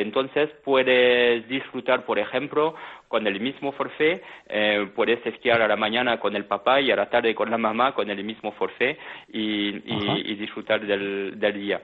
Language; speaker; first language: Spanish; non-native, fluent; French